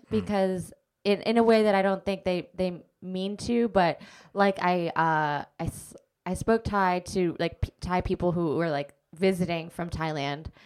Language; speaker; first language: English; native; English